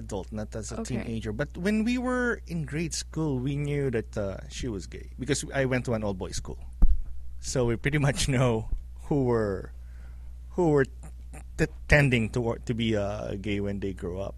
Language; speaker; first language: English; non-native, local second language; Filipino